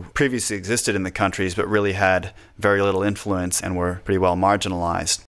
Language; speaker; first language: English; native; English